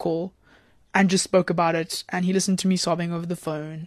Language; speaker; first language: English; native; English